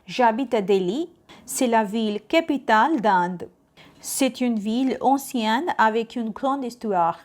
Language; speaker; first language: French; non-native, fluent; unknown